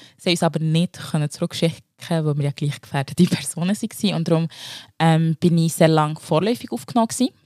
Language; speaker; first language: German; early bilingual, other home language; Lingala